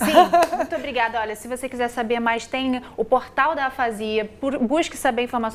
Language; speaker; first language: Portuguese; native; Portuguese